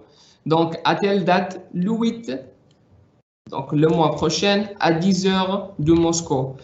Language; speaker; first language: French; non-native, local second language; Arabic